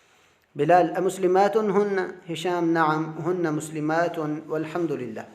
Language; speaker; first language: Arabic; non-native, fluent; Urdu